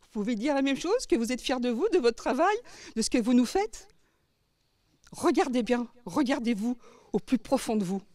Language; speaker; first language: French; native; French